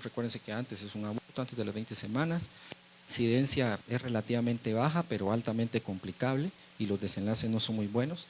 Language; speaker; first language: Spanish; native; Spanish